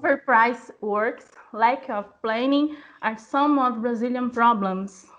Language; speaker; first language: English; non-native, learner; Portuguese